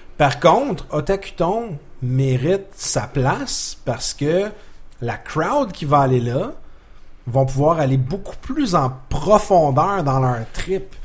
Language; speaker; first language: French; native; French